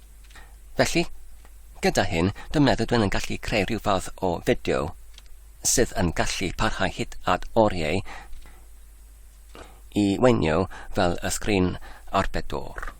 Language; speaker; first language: Welsh; non-native, learner; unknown